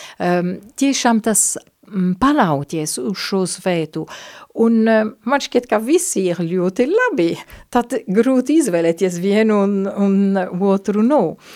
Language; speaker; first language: Latvian; non-native, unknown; Italian